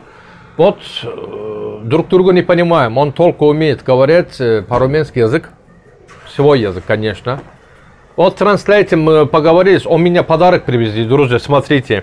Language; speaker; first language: Russian; non-native, learner; Turkish